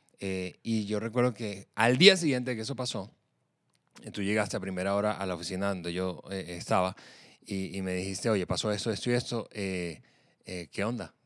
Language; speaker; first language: Spanish; native; Spanish